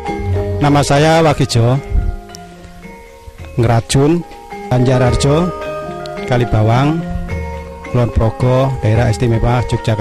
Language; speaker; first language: Indonesian; non-native, local second language; Javanese